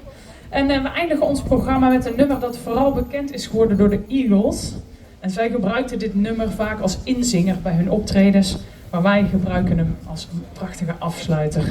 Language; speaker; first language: Dutch; native; Dutch